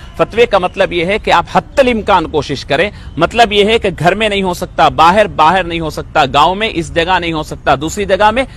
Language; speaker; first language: Urdu; native; Urdu